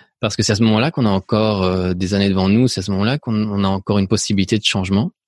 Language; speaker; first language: French; early bilingual, other home language; Spanish